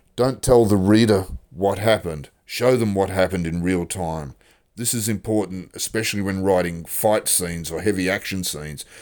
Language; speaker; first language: English; native; English